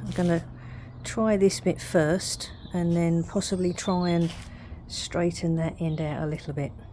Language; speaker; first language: English; native; English